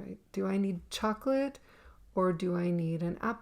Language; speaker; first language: English; native; English